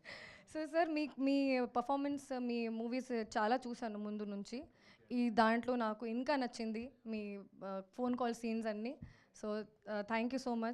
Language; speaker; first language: Telugu; non-native, local second language; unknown